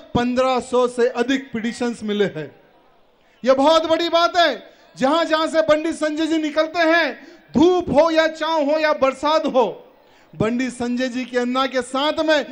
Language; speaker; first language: Hindi; native; Hindi